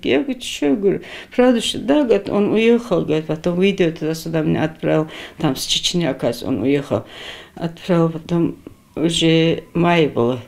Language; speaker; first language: Russian; non-native, local second language; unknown